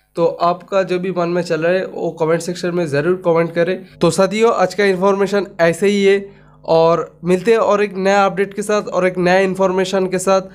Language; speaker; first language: Hindi; non-native, local second language; Bangla